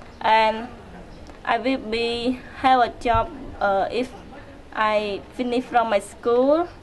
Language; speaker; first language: English; non-native, learner; Khmer